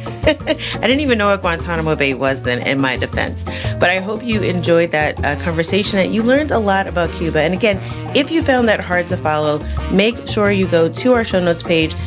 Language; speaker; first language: English; native; English